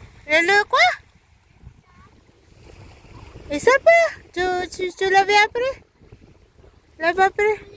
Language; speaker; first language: French; non-native, learner; Filipino